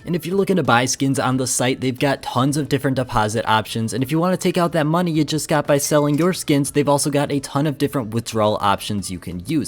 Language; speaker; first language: English; native; English